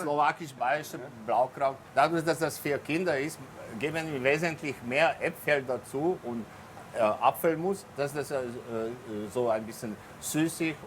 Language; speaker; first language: German; non-native, fluent; Slovak